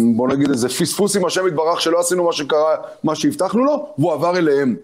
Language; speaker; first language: Hebrew; early bilingual, other home language; Arabic